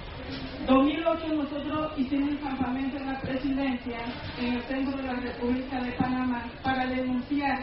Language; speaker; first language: Spanish; non-native, local second language; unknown